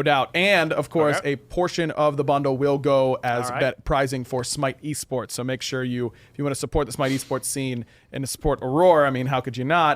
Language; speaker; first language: English; native; English